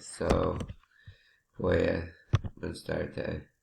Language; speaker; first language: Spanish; non-native, learner; English